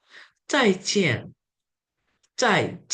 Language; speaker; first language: Chinese; non-native, learner; Indonesian